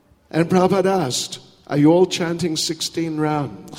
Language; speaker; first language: English; native; English